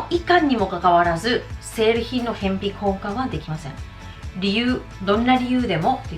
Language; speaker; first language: Japanese; non-native, fluent; English